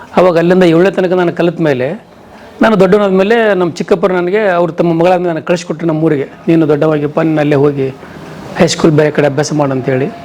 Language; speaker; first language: Kannada; native; Kannada